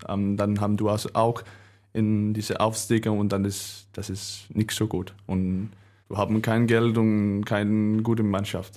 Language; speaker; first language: German; non-native, learner; Danish